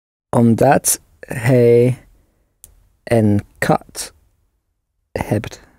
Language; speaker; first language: Dutch; non-native, learner; English